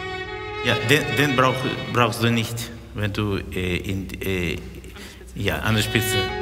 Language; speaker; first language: German; non-native, fluent; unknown